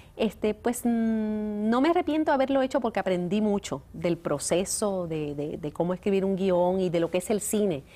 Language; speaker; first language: Spanish; native; Spanish